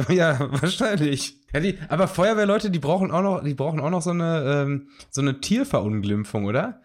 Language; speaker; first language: German; native; German